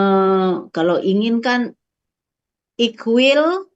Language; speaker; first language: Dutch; non-native, learner; Indonesian